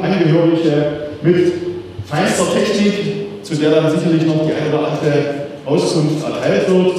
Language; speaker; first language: German; native; German